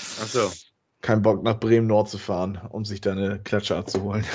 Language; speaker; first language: German; native; German